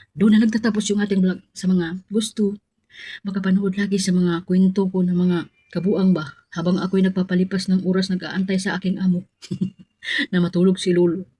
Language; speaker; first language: Filipino; non-native, local second language; Cebuano